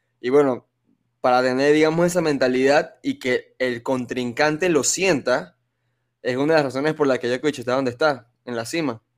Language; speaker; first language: Spanish; native; Spanish